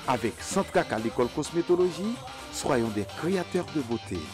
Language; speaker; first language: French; non-native, local second language; Haitian Creole